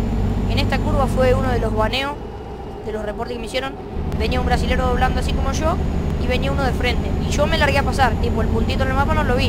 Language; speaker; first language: Spanish; native; Spanish